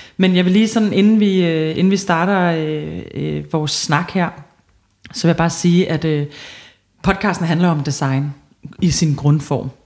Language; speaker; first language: Danish; native; Danish